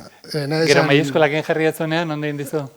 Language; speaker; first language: Basque; native; Basque